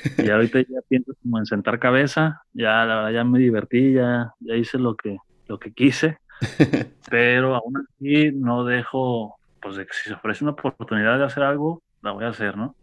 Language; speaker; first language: Spanish; native; Spanish